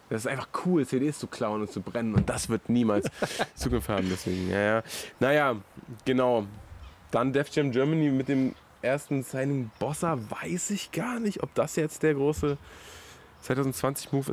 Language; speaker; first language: German; native; German